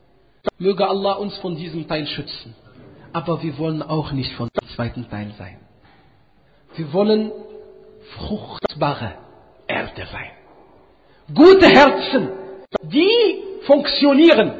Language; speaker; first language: German; non-native, fluent; Arabic